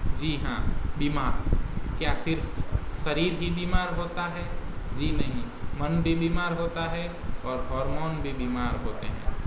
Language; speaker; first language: Hindi; non-native, local second language; Gujarati